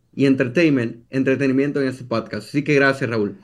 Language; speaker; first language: Spanish; native; Spanish